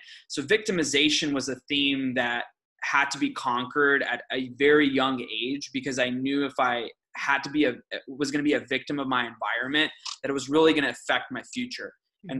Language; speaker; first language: English; early bilingual, other home language; Aramaic